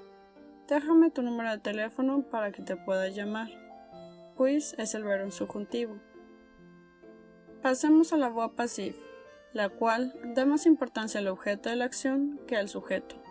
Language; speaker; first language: Spanish; native; Spanish